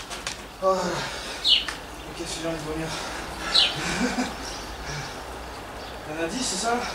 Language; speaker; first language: French; native; French